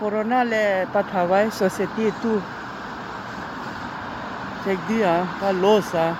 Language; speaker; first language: French; non-native, learner; Tibetan